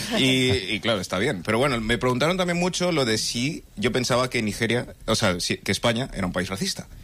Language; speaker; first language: Spanish; early bilingual, other home language; English